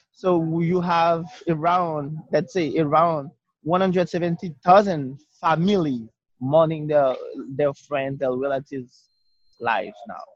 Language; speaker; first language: English; non-native, fluent; Haitian Creole